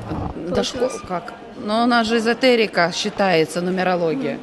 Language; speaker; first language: Polish; non-native, learner; Russian